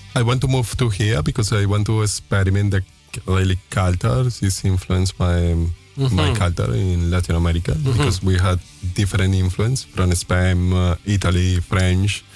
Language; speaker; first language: English; non-native, learner; Spanish